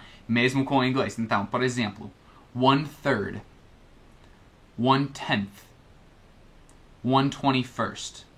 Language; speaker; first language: Portuguese; non-native, fluent; English